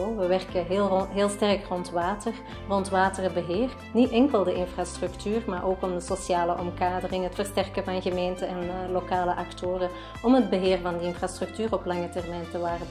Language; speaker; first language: Dutch; native; Dutch